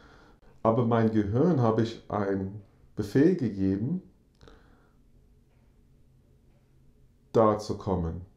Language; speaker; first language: German; non-native, fluent; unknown